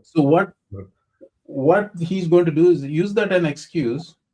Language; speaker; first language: English; non-native, local second language; Telugu